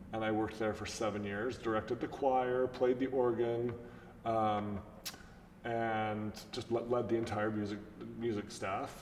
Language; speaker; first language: English; native; English